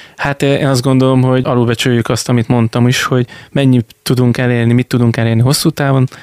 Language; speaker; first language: Hungarian; native; Hungarian